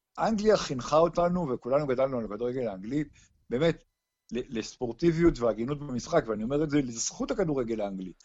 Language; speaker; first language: Hebrew; native; Hebrew